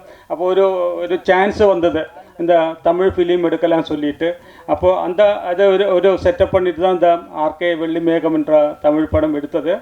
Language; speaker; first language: Tamil; non-native, learner; Malayalam